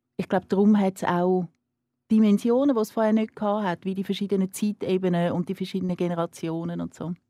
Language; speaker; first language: German; native; German